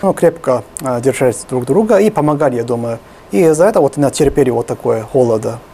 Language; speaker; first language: Russian; non-native, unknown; Japanese